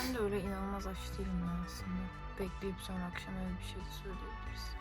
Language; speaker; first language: Turkish; native; Turkish